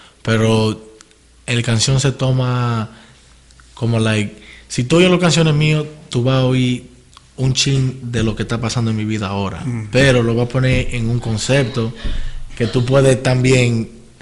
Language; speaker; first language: Spanish; early bilingual, heritage; Spanish